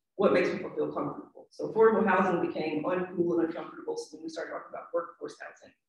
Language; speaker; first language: English; native; English